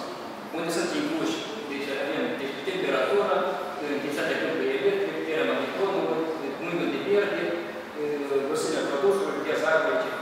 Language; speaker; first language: Romanian; native; Romanian